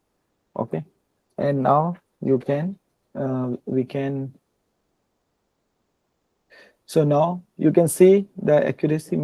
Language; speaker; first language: English; non-native, learner; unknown